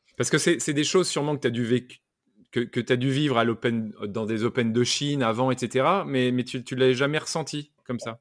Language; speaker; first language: French; native; French